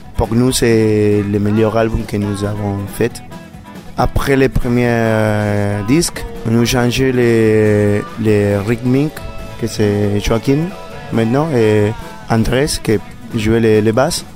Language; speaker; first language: French; non-native, learner; Spanish